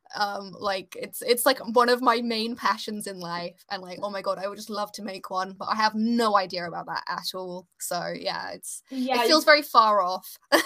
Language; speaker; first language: English; native; English